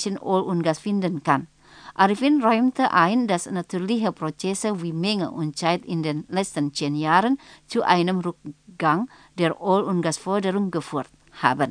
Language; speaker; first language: German; non-native, fluent; Indonesian